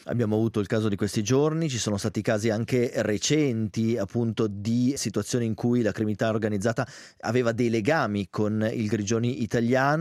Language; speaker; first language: Italian; native; Italian